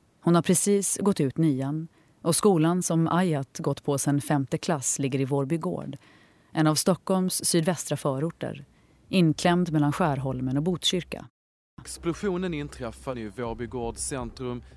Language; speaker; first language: Swedish; native; Swedish